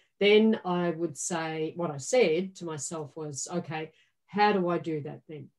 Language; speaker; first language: English; native; English